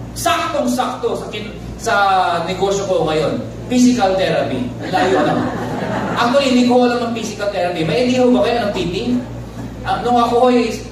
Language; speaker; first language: Filipino; non-native, local second language; Pangasinan